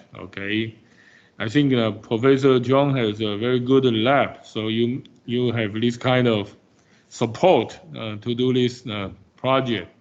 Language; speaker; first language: English; non-native, fluent; Chinese